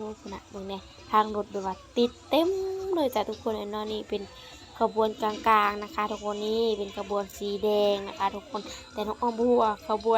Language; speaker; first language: Thai; non-native, local second language; Lao